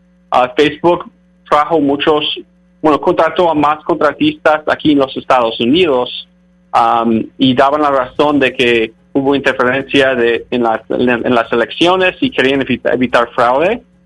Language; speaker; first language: Spanish; non-native, fluent; English